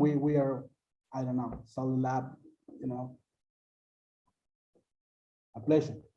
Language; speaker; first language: English; non-native, learner; Spanish